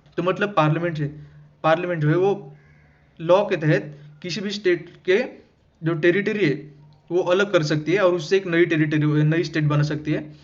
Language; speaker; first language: Hindi; non-native, local second language; Marathi